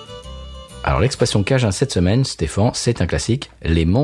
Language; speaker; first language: French; native; French